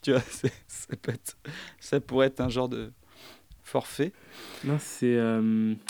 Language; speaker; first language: French; native; French